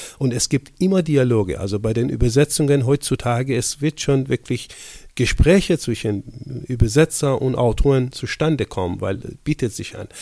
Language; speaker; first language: German; non-native, fluent; Persian